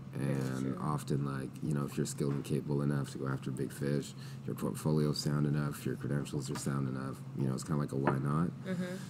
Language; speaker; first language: English; native; English